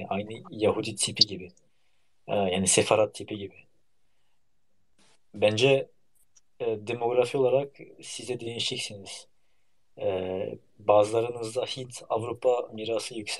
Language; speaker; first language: Turkish; early bilingual, heritage; Turkish